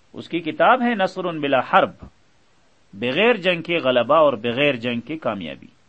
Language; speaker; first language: Urdu; native; Urdu